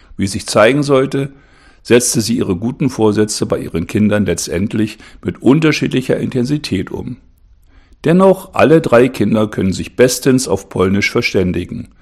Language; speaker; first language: German; native; German